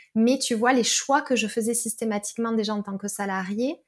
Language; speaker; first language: French; native; French